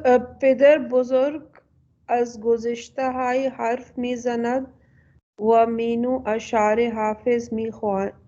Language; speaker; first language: Persian; non-native, learner; Urdu